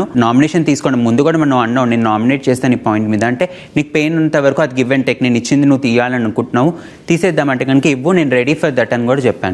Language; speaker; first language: Telugu; native; Telugu